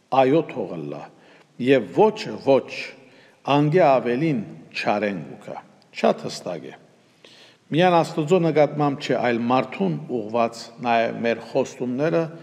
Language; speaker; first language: Armenian; early bilingual, heritage; Armenian